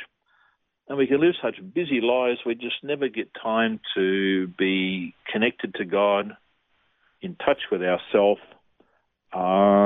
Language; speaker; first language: English; native; English